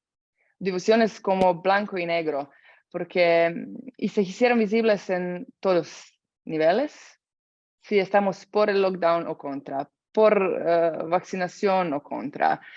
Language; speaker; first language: Spanish; non-native, fluent; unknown